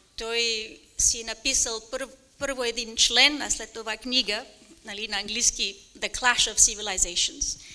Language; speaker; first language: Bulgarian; non-native, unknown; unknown